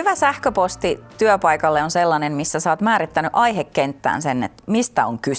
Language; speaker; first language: Finnish; native; Finnish